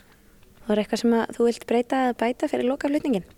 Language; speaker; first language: Icelandic; native; Icelandic